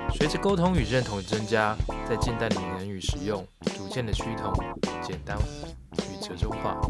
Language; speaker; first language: Chinese; native; Chinese